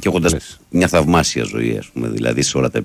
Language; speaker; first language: Greek; native; Greek